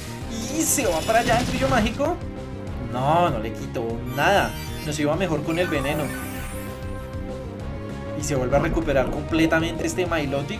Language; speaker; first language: Spanish; native; Spanish